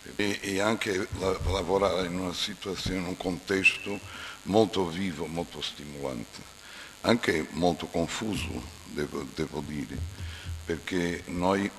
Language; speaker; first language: Italian; non-native, fluent; Portuguese